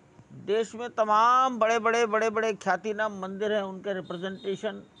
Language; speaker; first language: Hindi; native; Hindi